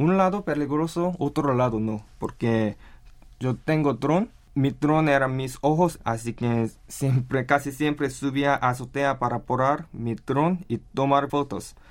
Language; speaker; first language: Spanish; non-native, learner; Korean